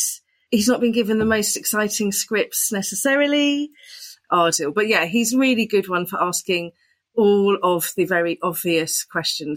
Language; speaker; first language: English; native; English